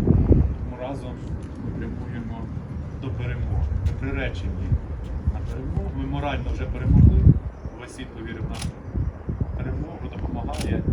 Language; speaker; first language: Ukrainian; native; Ukrainian